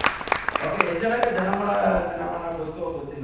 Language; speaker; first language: Kannada; non-native, local second language; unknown